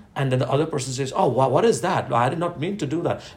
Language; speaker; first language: English; non-native, local second language; Gujarati